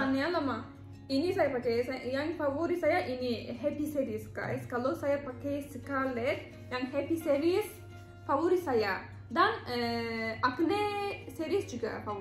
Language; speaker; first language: Indonesian; non-native, learner; Turkish